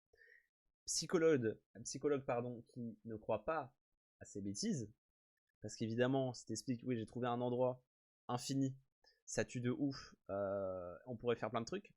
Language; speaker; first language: French; native; French